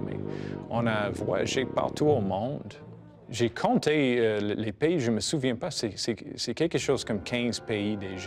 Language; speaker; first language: French; non-native, fluent; English